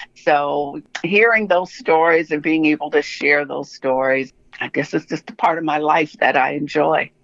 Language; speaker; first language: English; native; English